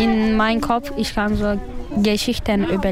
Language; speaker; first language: German; non-native, learner; Turkish